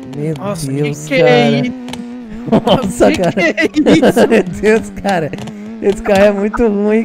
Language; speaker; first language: Portuguese; native; Portuguese